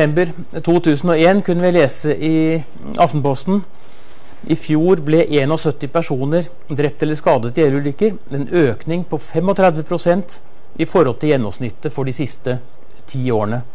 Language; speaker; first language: Norwegian; native; Norwegian